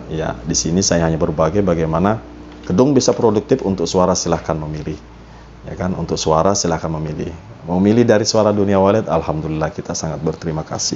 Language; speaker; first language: Indonesian; native; Indonesian